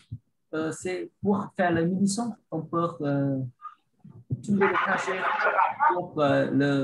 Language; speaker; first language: French; non-native, learner; Vietnamese